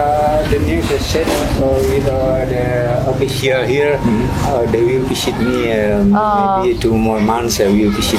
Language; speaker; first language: English; non-native, learner; Indonesian